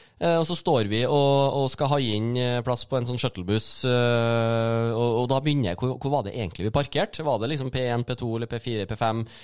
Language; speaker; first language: Norwegian; native; Norwegian